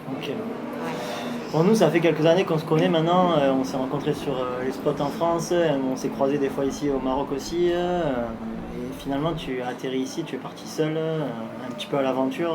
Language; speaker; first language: French; native; French